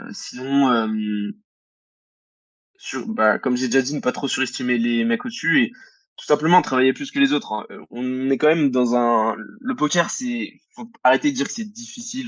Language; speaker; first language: French; native; French